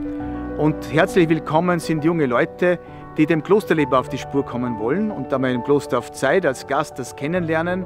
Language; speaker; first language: German; native; German